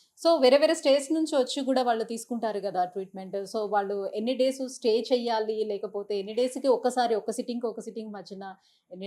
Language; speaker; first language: Telugu; native; Telugu